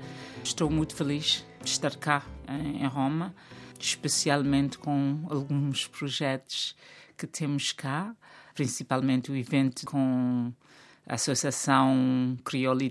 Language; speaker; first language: Portuguese; non-native, local second language; Kabuverdianu